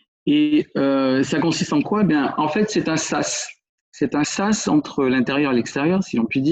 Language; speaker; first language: French; native; French